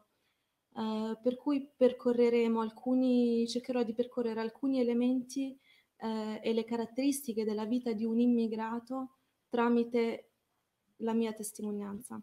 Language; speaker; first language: Italian; early bilingual, other home language; Arabic